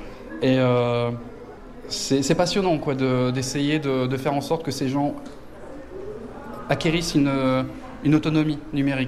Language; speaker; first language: French; native; French